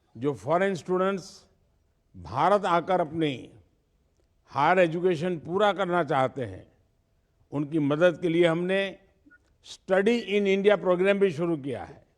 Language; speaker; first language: Hindi; non-native, local second language; Gujarati